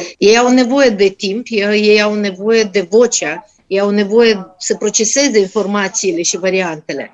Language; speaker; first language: Romanian; non-native, fluent; Russian